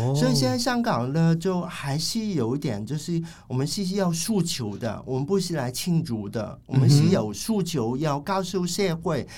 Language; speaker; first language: Chinese; non-native, fluent; Cantonese